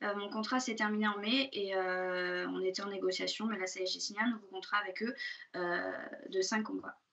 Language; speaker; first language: French; native; French